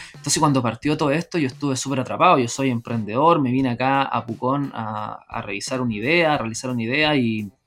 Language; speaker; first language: Spanish; native; Spanish